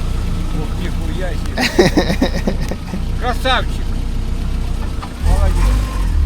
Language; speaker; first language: Russian; native; Russian